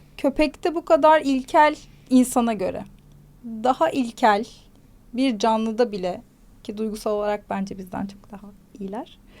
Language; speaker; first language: Turkish; native; Turkish